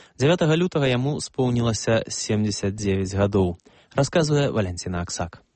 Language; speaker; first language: Belarusian; native; Belarusian